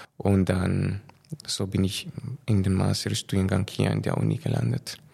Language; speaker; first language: German; non-native, fluent; Spanish